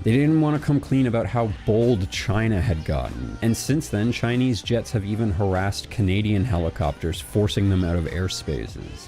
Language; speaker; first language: English; native; English